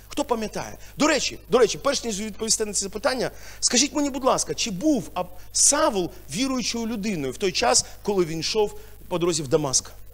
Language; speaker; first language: Ukrainian; non-native, local second language; Russian